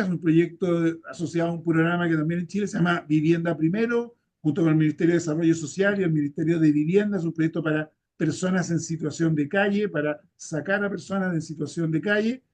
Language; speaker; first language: Spanish; native; Spanish